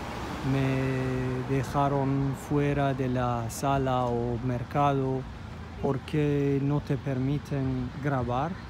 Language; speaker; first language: Spanish; non-native, fluent; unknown